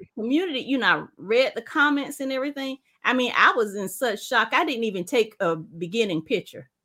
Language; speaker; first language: English; native; English